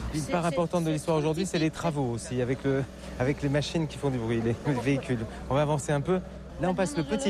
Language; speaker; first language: French; native; French